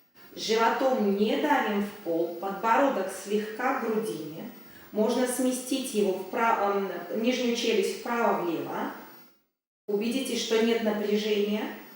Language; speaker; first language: Russian; native; Russian